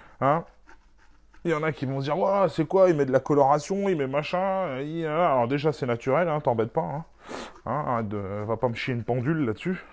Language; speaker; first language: French; native; French